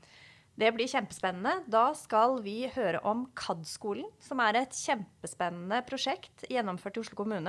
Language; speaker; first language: Norwegian; native; Norwegian